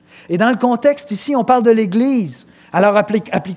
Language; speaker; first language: French; native; French